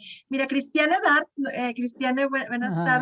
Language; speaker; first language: Spanish; native; Spanish